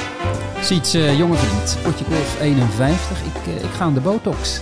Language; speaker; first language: Dutch; native; Dutch